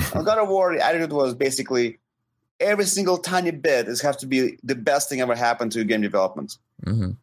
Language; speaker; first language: English; non-native, fluent; Ukrainian